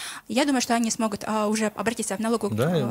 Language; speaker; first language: Russian; non-native, local second language; Kyrgyz